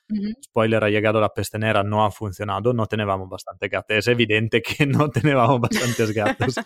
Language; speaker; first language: Spanish; non-native, fluent; Italian